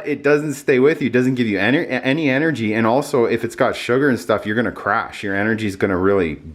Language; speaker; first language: English; native; English